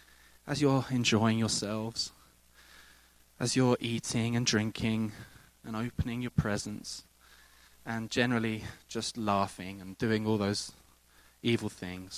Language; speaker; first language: English; native; English